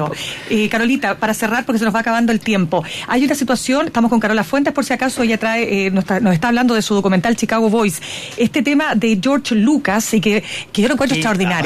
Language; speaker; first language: Spanish; native; Spanish